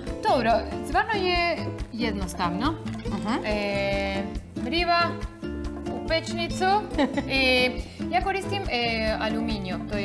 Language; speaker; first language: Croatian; non-native, learner; Spanish